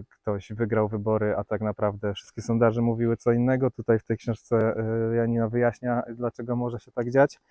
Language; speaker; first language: Polish; native; Polish